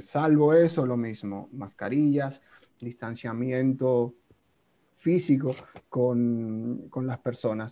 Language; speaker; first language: Spanish; native; Spanish